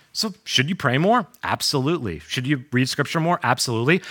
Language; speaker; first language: English; native; English